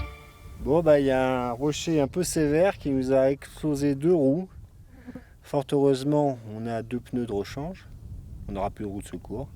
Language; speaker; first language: French; native; French